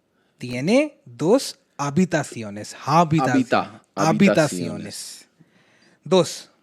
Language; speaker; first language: Spanish; non-native, fluent; Hindi